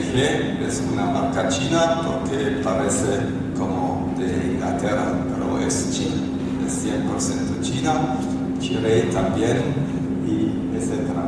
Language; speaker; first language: Spanish; non-native, fluent; German